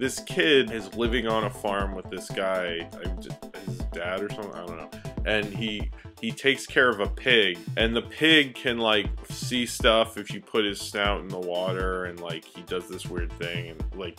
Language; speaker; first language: English; native; English